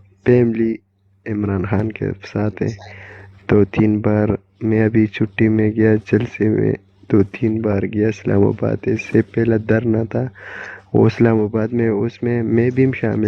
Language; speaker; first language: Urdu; non-native, local second language; Pashto